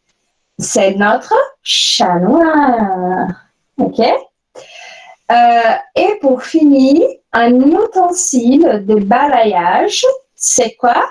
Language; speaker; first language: French; non-native, fluent; Portuguese